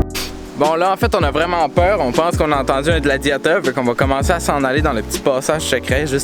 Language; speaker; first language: French; native; French